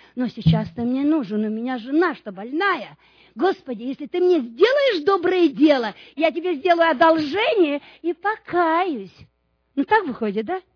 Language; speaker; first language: Russian; non-native, local second language; Romanian